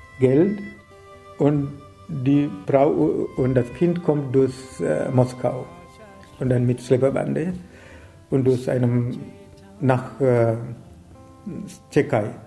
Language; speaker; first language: German; non-native, learner; Sinhala